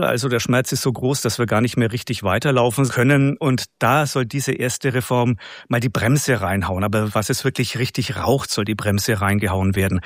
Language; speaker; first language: German; native; German